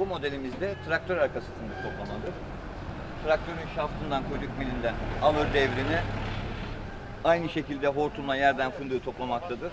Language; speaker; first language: Turkish; native; Turkish